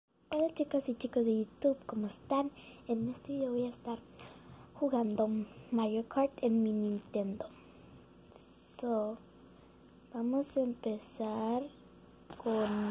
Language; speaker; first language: Spanish; early bilingual, heritage; Spanish